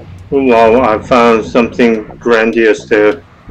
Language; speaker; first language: English; non-native, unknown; Korean